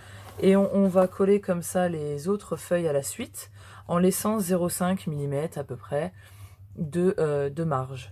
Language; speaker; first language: French; native; French